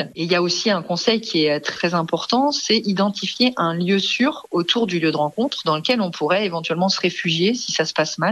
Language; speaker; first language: French; native; French